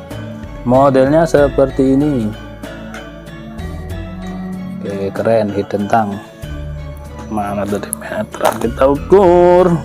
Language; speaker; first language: Indonesian; native; Indonesian